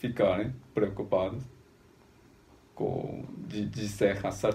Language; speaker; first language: Portuguese; non-native, fluent; Korean